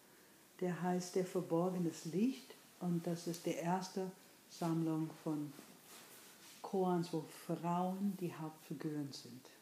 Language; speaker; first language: German; non-native, fluent; English